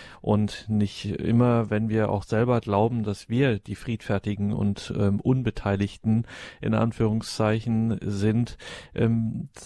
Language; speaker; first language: German; native; German